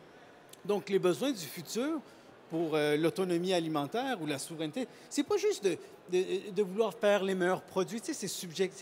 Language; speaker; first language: French; native; French